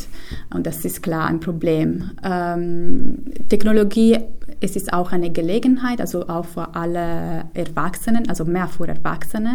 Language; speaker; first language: German; non-native, fluent; Italian